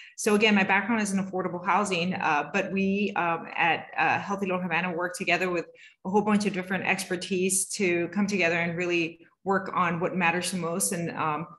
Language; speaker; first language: English; native; English